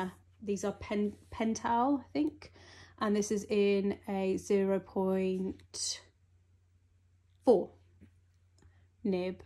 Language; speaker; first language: English; native; English